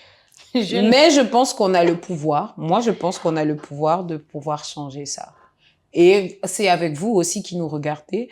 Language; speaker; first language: French; native; French